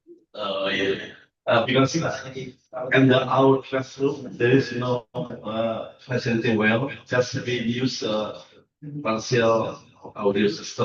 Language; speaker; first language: English; non-native, learner; Indonesian